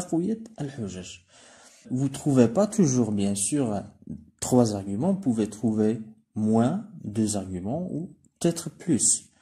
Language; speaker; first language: French; non-native, local second language; Arabic